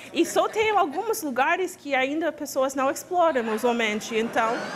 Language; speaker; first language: Portuguese; non-native, fluent; English